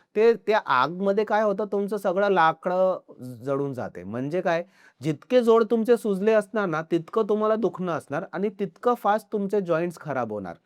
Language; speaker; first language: Marathi; non-native, local second language; Hindi